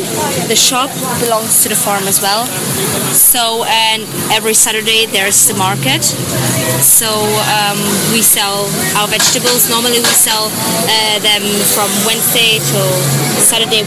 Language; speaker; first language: English; non-native, fluent; German